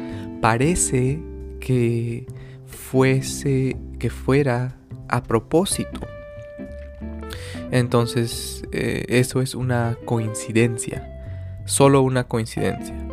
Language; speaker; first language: Spanish; early bilingual, other home language; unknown